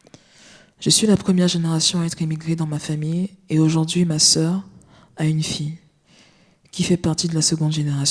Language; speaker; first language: French; native; French